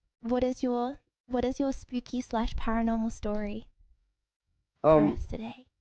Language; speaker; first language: English; native; English